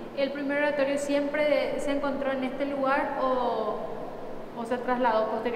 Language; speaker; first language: Spanish; native; Spanish